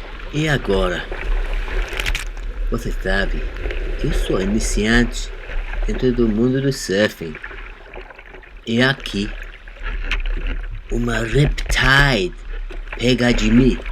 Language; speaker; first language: Portuguese; non-native, learner; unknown